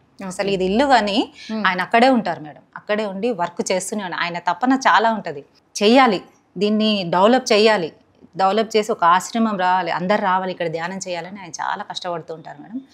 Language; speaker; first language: Telugu; non-native, local second language; Hindi